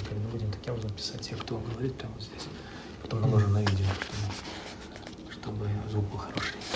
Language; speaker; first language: Russian; native; Russian